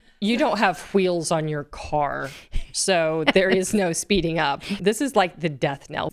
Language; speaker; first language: English; native; English